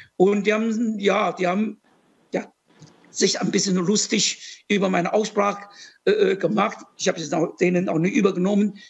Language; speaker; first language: German; non-native, fluent; Chinese